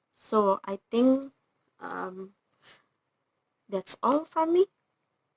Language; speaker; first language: English; non-native, learner; Indonesian